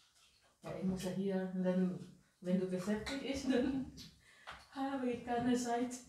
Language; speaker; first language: German; non-native, learner; Indonesian